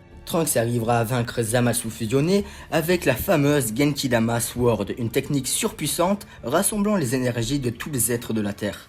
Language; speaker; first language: French; native; French